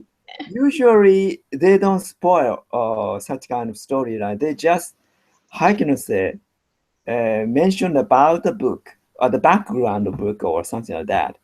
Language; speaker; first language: English; non-native, learner; Japanese